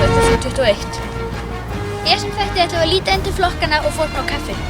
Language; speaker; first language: Icelandic; native; Icelandic